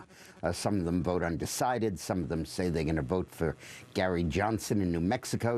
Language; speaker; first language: English; native; English